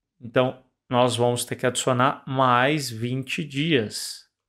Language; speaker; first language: Portuguese; native; Portuguese